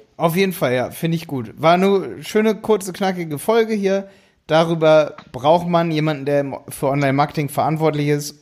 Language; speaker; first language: German; native; German